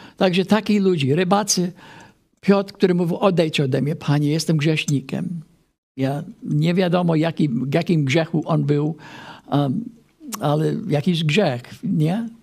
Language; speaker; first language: Polish; non-native, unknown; English